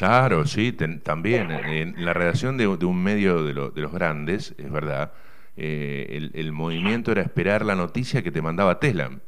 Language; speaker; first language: Spanish; native; Spanish